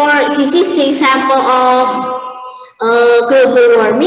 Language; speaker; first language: English; non-native, learner; Indonesian